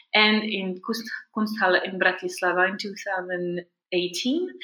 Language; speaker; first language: English; non-native, fluent; French